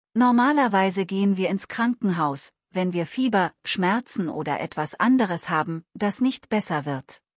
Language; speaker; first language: German; non-native, learner; Telugu